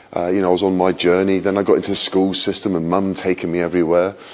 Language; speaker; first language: English; native; English